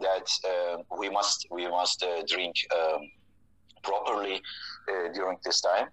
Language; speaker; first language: English; non-native, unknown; Turkish